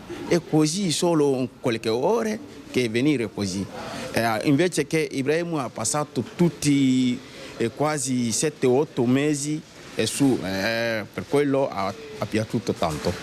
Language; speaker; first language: Italian; non-native, learner; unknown